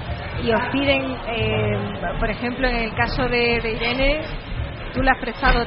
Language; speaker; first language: Spanish; native; Spanish